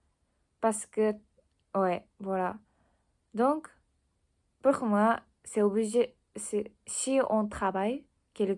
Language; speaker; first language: French; non-native, learner; Japanese